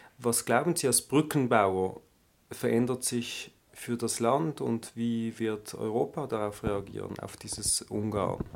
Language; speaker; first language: German; native; German